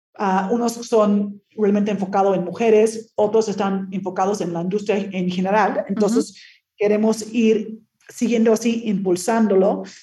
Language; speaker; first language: Spanish; non-native, fluent; English